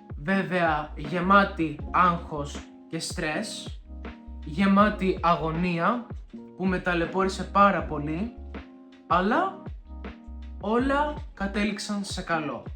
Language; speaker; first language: Greek; early bilingual, other home language; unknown